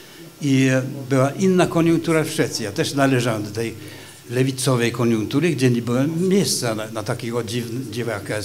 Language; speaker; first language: Polish; non-native, fluent; Swedish